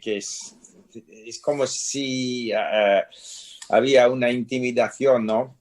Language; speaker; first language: Spanish; non-native, fluent; English